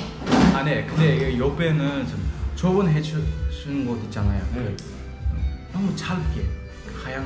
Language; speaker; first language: Korean; non-native, fluent; Uzbek